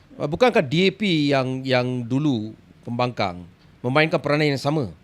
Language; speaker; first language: Malay; non-native, local second language; Tamil